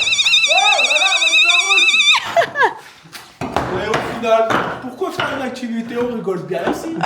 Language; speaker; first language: French; native; French